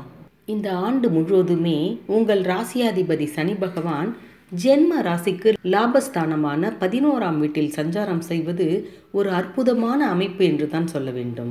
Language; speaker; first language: Tamil; native; Tamil